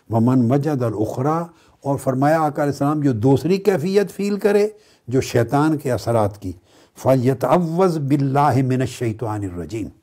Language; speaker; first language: Urdu; native; Urdu